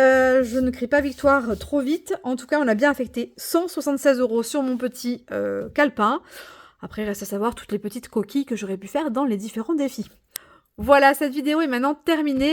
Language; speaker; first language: French; native; French